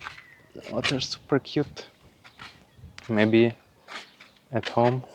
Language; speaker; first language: English; non-native, learner; Indonesian